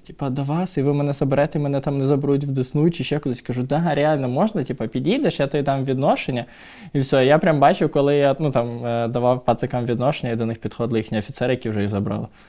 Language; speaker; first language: Ukrainian; non-native, local second language; Russian